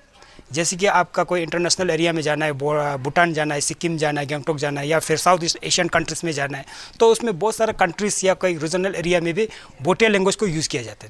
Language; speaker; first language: Hindi; non-native, local second language; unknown